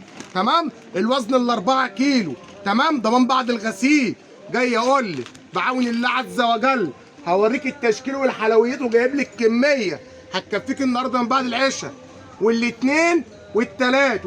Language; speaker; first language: Arabic; native; Arabic